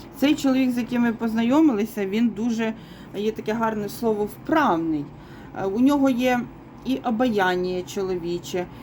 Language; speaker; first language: Ukrainian; non-native, local second language; Russian